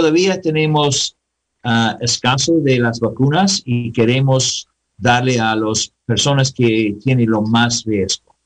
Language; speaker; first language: Spanish; non-native, learner; English